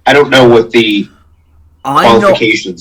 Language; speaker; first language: English; native; English